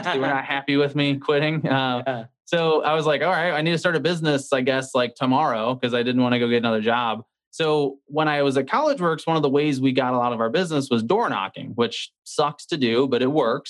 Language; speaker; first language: English; native; English